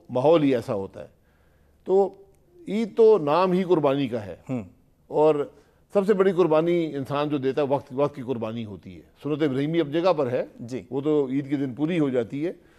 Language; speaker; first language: Urdu; non-native, local second language; Punjabi